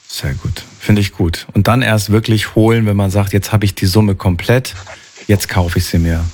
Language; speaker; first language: German; native; German